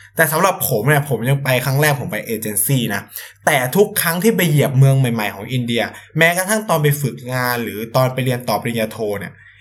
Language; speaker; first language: Thai; native; Thai